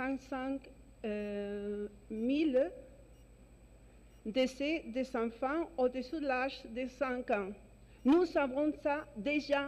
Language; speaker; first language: French; non-native, fluent; Spanish